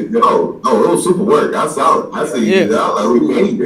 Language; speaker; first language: English; native; English